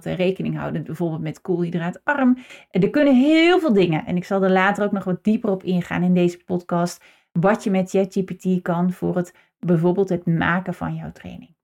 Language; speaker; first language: Dutch; native; Dutch